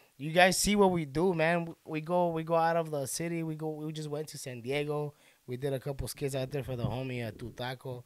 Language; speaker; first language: English; early bilingual, other home language; Spanish